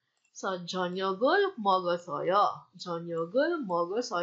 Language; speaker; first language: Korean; non-native, fluent; Filipino